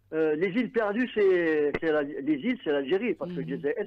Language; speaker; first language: French; non-native, local second language; Arabic